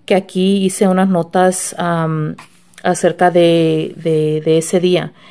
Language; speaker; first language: Spanish; early bilingual, heritage; Spanish